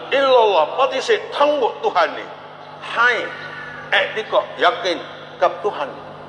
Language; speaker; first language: Thai; non-native, local second language; Malay